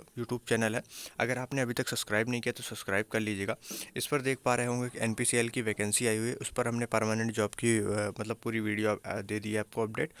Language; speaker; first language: Hindi; native; Hindi